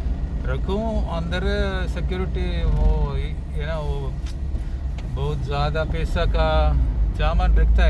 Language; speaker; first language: Hindi; non-native, local second language; Malayalam